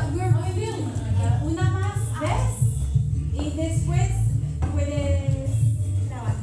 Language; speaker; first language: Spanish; non-native, learner; French